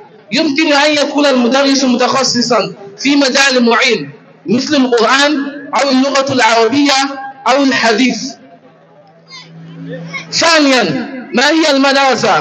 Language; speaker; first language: Arabic; non-native, learner; Hausa